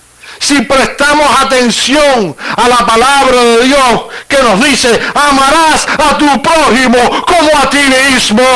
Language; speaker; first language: Spanish; native; Spanish